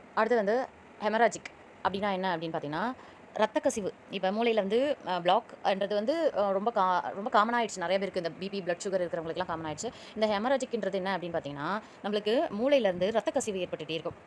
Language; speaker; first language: Tamil; native; Tamil